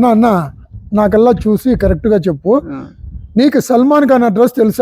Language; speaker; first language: Telugu; native; Telugu